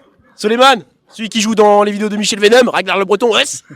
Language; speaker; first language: French; native; French